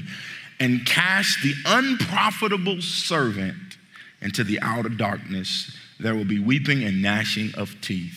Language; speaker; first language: English; native; English